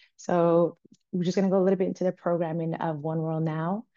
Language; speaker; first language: English; native; English